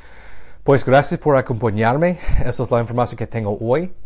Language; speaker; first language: Spanish; non-native, fluent; English